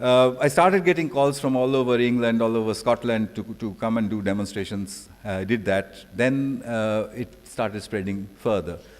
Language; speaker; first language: English; non-native, local second language; Bangla